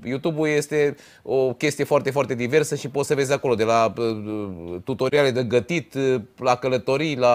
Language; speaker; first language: Romanian; native; Romanian